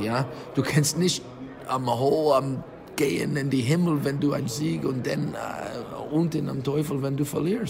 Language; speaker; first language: German; non-native, fluent; English